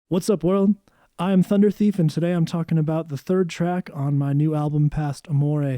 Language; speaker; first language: English; native; English